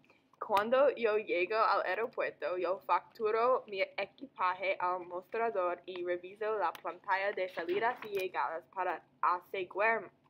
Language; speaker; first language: Spanish; non-native, learner; English